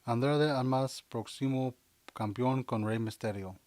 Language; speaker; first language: Spanish; early bilingual, heritage; Spanish